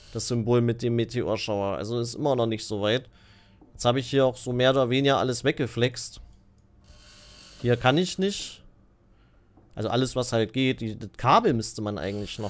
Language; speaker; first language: German; native; German